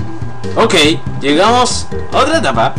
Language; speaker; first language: Spanish; native; Spanish